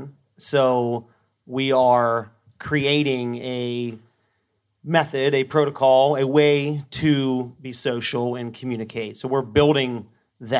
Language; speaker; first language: English; native; English